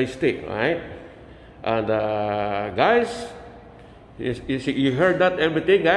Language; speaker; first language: English; non-native, learner; Filipino